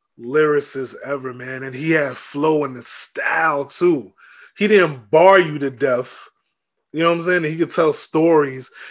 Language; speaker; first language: English; native; English